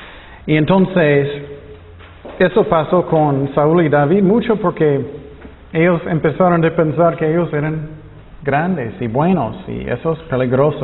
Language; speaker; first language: Spanish; non-native, fluent; English